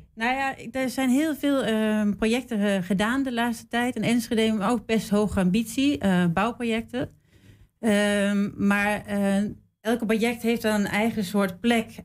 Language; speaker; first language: Dutch; non-native, fluent; Danish